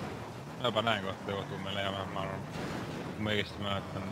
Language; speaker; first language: Estonian; native; Estonian